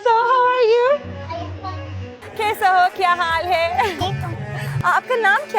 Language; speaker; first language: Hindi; non-native, learner; Turkish